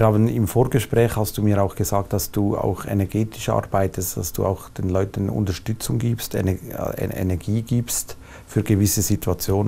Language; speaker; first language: German; native; German